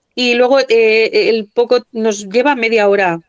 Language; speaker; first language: Spanish; native; Spanish